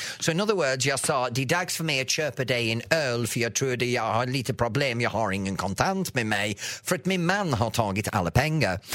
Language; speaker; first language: Swedish; non-native, fluent; English